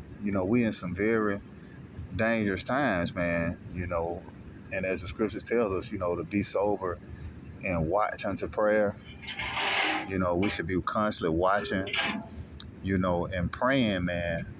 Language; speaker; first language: English; native; English